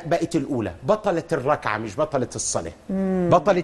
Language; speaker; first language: Arabic; native; Arabic